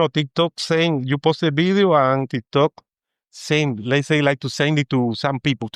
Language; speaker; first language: English; non-native, fluent; Spanish